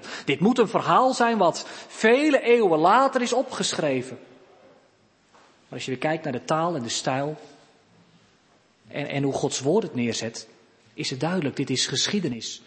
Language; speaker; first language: Dutch; native; Dutch